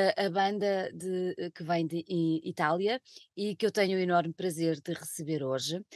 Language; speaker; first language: Portuguese; native; Portuguese